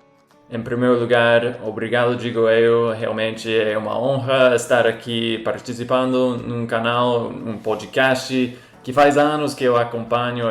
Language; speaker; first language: Portuguese; non-native, fluent; English